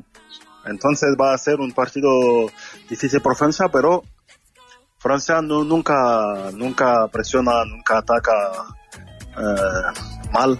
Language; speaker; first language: Spanish; non-native, fluent; French